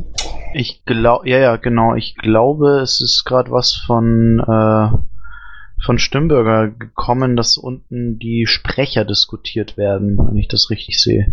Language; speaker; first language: German; native; German